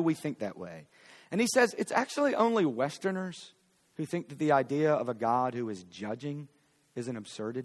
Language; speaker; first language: English; native; English